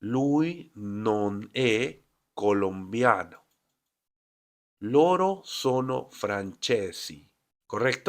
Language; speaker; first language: Italian; non-native, fluent; Spanish